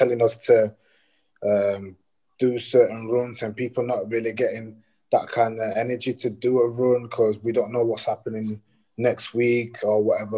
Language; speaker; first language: English; native; English